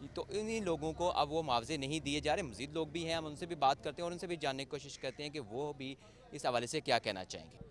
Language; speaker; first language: Urdu; non-native, local second language; Pahari-Potwari